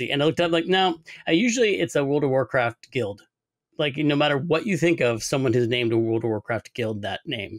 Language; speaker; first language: English; native; English